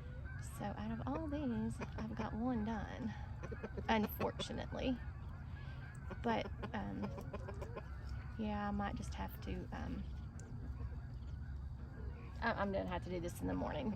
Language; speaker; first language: English; native; English